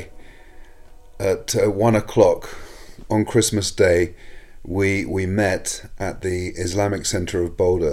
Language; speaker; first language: English; native; English